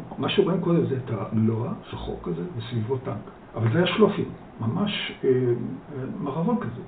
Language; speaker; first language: Hebrew; early bilingual, other home language; Dutch